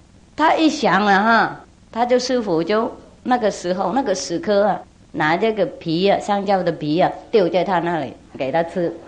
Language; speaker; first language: Chinese; non-native, fluent; Vietnamese